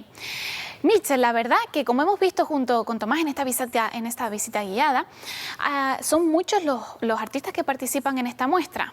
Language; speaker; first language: Spanish; native; Spanish